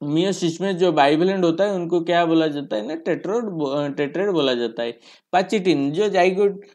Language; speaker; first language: Hindi; non-native, local second language; Bangla